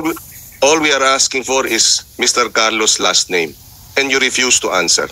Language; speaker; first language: English; non-native, local second language; Filipino